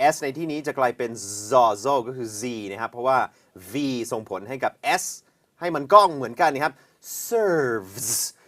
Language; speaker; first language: Thai; non-native, fluent; English